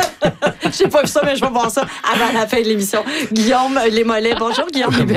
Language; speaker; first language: French; native; French